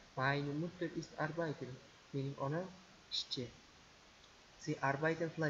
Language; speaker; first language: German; non-native, fluent; Uzbek